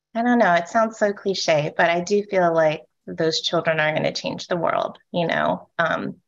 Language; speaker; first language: English; native; English